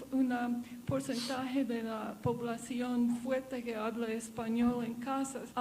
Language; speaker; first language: Spanish; non-native, fluent; English